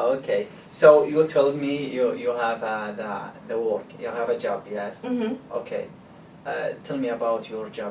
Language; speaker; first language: English; non-native, learner; Arabic